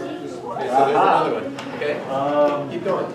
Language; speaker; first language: English; native; English